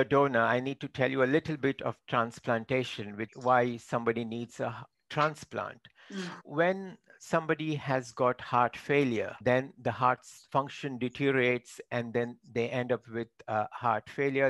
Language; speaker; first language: English; non-native, local second language; Marathi